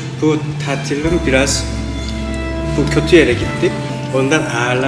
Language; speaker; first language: Turkish; non-native, learner; Korean